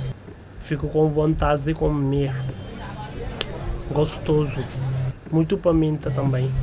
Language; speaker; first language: Portuguese; non-native, learner; Hindi